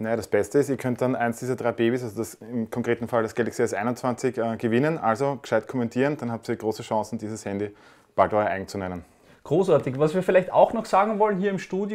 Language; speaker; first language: German; native; German